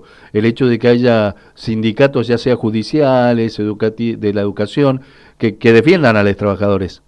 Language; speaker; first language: Spanish; native; Spanish